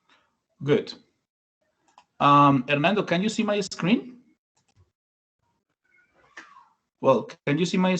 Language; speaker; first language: English; non-native, learner; Spanish